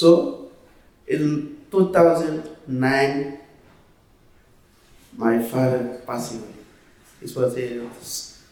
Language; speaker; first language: English; non-native, learner; French